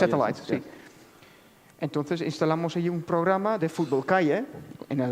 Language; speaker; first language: Spanish; non-native, fluent; Dutch